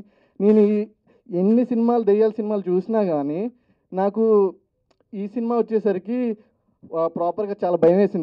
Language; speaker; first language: Telugu; native; Telugu